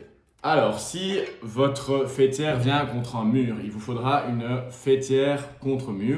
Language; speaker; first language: French; native; French